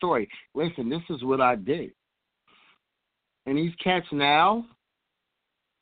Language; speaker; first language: English; native; English